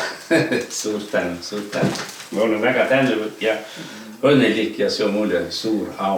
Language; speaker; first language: Estonian; non-native, fluent; Swedish